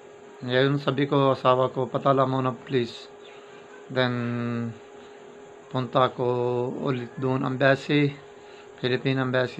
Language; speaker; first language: Filipino; non-native, learner; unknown